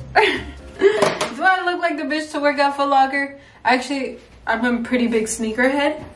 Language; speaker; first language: English; early bilingual, other home language; Spanish